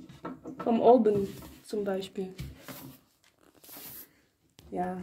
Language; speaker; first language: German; non-native, learner; Slovak